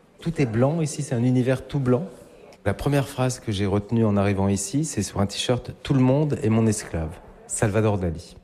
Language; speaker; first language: French; native; French